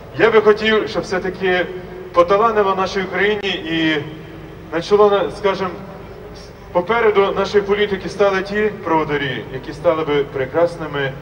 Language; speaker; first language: Ukrainian; native; Ukrainian